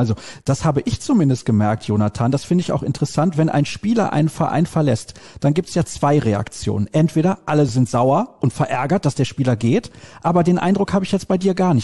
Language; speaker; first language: German; native; German